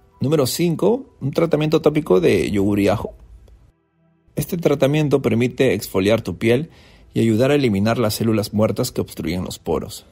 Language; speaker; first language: Spanish; native; Spanish